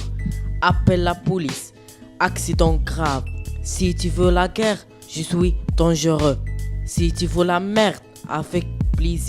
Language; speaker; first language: French; non-native, learner; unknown